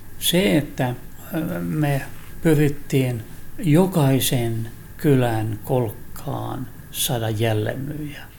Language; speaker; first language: Finnish; non-native, local second language; Swedish